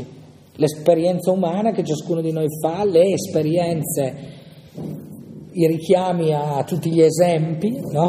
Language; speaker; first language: Italian; native; Italian